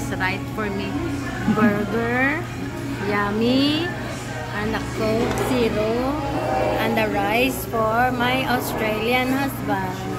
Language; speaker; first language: English; non-native, local second language; Hiligaynon